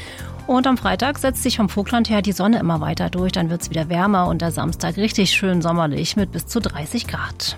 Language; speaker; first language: German; native; German